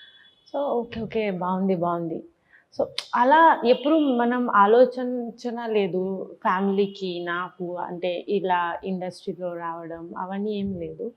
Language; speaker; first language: Telugu; non-native, learner; Bangla